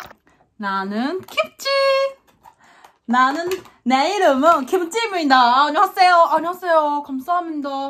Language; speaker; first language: Korean; non-native, learner; Japanese